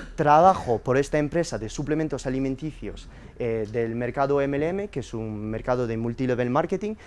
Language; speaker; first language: Spanish; early bilingual, heritage; French